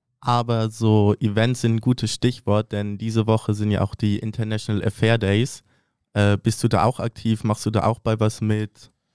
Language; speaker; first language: German; native; German